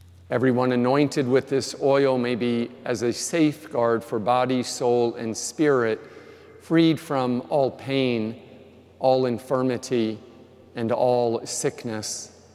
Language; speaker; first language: English; native; English